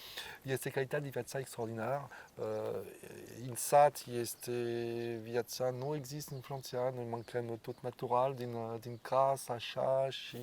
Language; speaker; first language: Romanian; non-native, learner; French